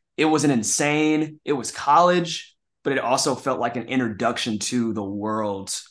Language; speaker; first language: English; native; English